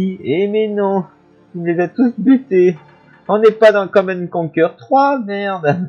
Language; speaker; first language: French; native; French